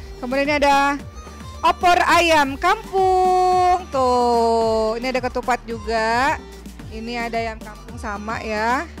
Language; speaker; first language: Indonesian; native; Indonesian